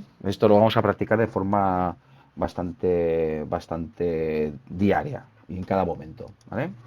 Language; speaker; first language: Spanish; native; Spanish